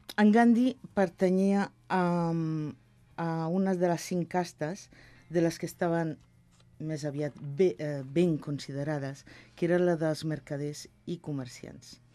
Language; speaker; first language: Catalan; non-native, local second language; Spanish